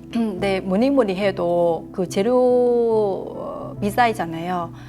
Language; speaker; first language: Korean; non-native, fluent; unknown